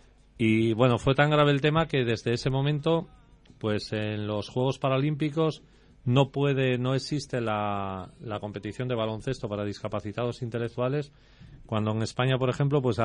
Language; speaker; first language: Spanish; native; Spanish